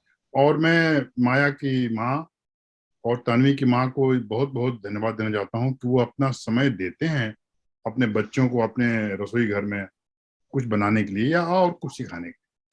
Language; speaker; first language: Hindi; native; Hindi